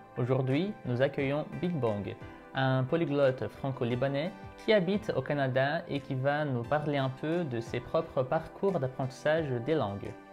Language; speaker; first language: French; non-native, fluent; Portuguese